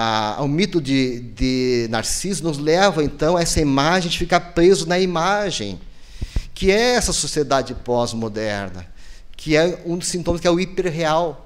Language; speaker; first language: Portuguese; native; Portuguese